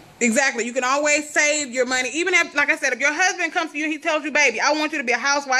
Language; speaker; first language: English; native; English